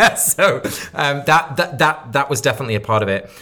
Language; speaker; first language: English; native; English